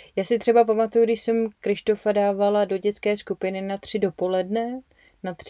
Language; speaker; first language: Czech; native; Czech